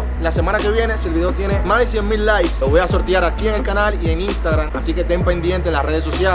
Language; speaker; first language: Spanish; native; Spanish